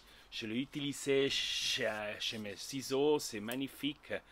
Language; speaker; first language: French; non-native, learner; Spanish